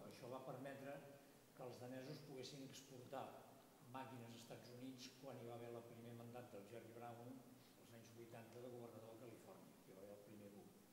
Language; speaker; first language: Catalan; native; Catalan